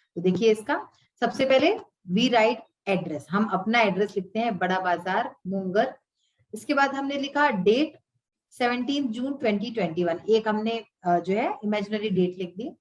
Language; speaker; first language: Hindi; native; Hindi